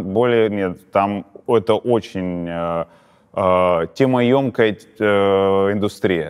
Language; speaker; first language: Russian; native; Russian